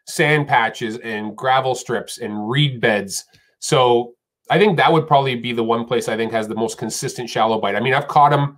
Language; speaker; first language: English; native; English